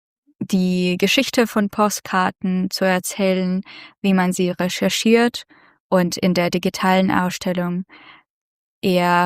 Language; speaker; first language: German; non-native, fluent; Russian